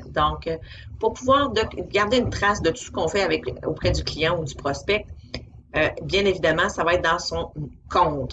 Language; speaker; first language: French; native; French